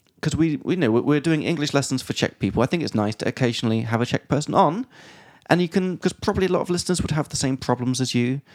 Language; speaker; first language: English; native; English